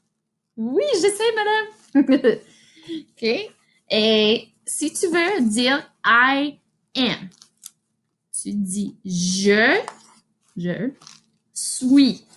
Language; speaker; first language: French; non-native, fluent; English